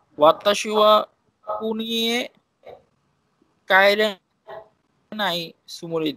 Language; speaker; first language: Japanese; non-native, learner; Bangla